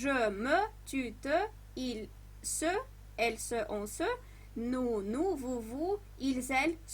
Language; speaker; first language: French; non-native, fluent; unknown